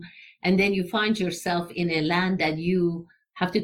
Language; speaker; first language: English; non-native, fluent; Persian